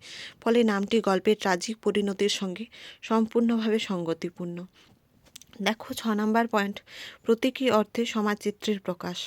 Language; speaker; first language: Bangla; native; Bangla